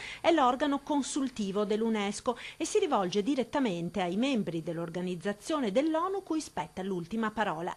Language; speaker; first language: Italian; native; Italian